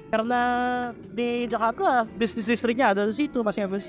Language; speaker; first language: Indonesian; non-native, fluent; Filipino